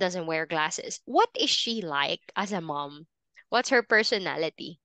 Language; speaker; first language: English; non-native, fluent; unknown